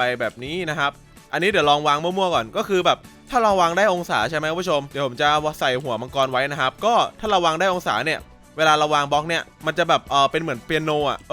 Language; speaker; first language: Thai; native; Thai